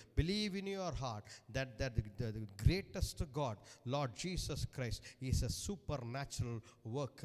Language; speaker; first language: English; non-native, local second language; Tamil